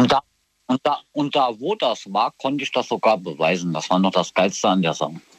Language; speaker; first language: German; native; German